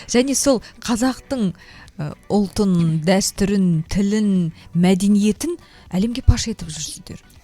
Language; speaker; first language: Kazakh; native; Kazakh